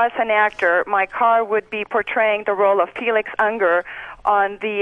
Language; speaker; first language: English; non-native, fluent; Spanish